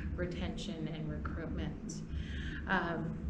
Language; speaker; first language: English; native; English